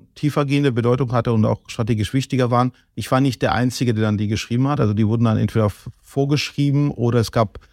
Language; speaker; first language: German; non-native, fluent; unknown